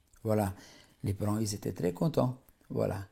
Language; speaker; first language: French; non-native, fluent; Macedonian